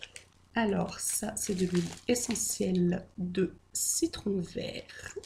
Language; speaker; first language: French; native; French